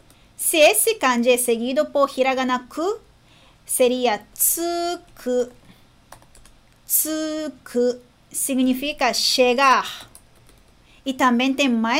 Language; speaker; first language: Portuguese; non-native, fluent; Japanese